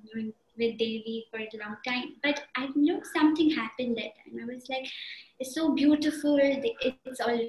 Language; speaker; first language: English; non-native, local second language; Marathi